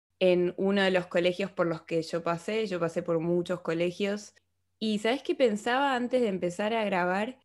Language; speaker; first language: Spanish; native; Spanish